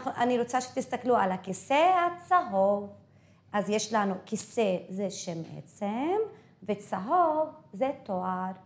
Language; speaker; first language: Hebrew; non-native, local second language; Arabic